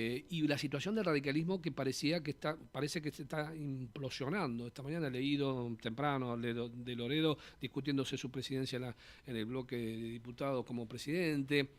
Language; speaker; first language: Spanish; native; Spanish